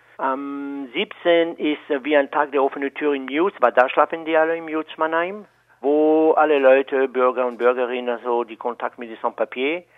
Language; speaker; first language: German; non-native, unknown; French